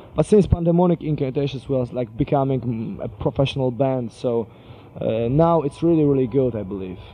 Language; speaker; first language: English; non-native, fluent; Polish